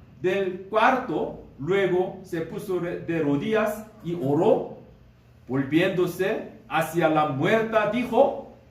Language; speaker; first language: Spanish; non-native, learner; Korean